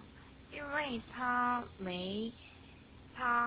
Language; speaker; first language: Chinese; non-native, learner; Korean